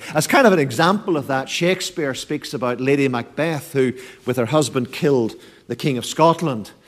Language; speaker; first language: English; native; English